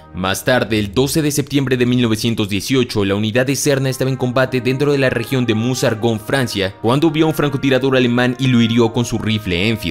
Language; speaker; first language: Spanish; native; Spanish